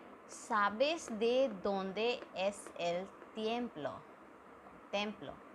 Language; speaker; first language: Spanish; non-native, fluent; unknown